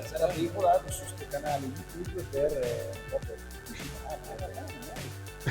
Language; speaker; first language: Italian; native; Italian